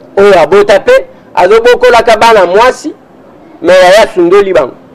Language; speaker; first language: Lingala; native; Lingala